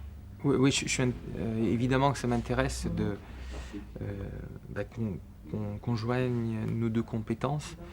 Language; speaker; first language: French; native; French